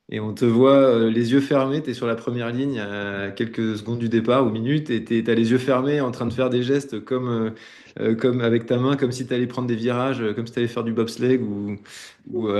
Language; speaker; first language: French; native; French